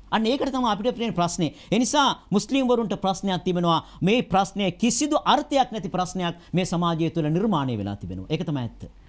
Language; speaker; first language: Sinhala; non-native, local second language; Tamil